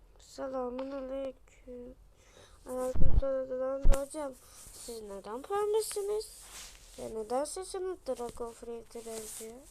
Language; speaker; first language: Turkish; native; Turkish